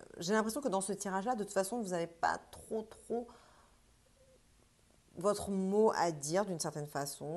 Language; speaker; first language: French; native; French